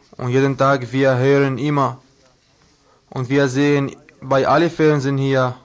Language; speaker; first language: German; non-native, learner; Arabic